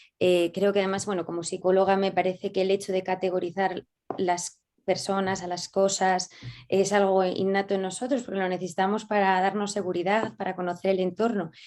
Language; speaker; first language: Spanish; native; Spanish